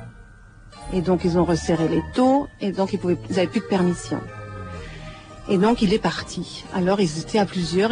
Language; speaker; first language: French; native; French